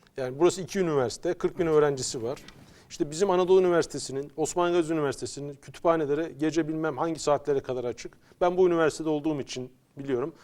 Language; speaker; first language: Turkish; native; Turkish